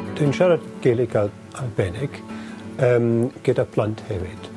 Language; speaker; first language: Welsh; non-native, learner; German